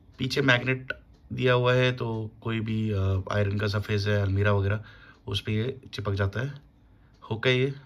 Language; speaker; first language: Hindi; native; Hindi